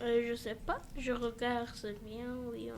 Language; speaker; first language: French; non-native, learner; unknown